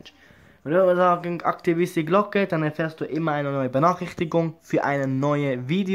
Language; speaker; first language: German; early bilingual, other home language; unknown